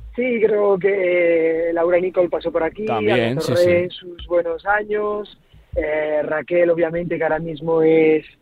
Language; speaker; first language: Spanish; native; Spanish